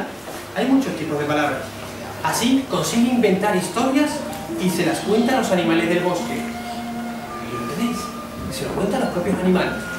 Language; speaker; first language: Spanish; native; Spanish